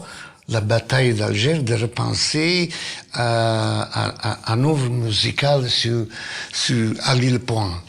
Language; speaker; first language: French; non-native, fluent; Italian